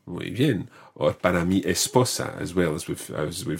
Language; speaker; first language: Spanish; non-native, fluent; English